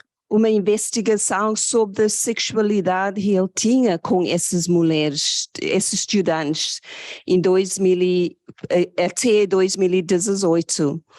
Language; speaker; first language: Portuguese; non-native, fluent; English